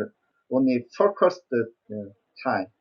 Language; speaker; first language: English; non-native, learner; Korean